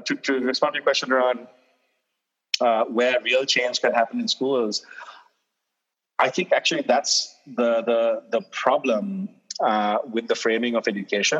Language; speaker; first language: English; non-native, local second language; Sinhala